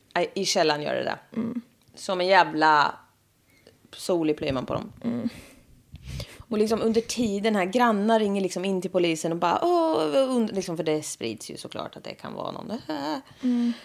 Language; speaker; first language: Swedish; native; Swedish